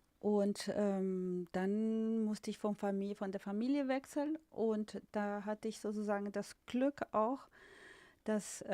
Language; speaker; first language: German; non-native, fluent; Spanish